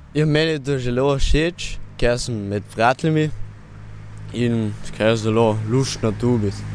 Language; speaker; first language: Slovenian; non-native, local second language; German